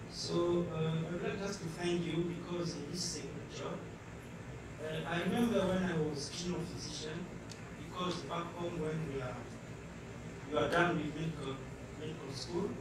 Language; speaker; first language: English; non-native, fluent; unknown